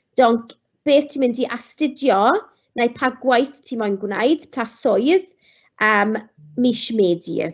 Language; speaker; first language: Welsh; non-native, local second language; English